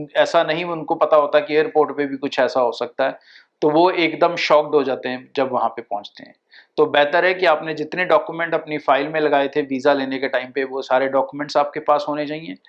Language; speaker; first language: Hindi; non-native, local second language; Punjabi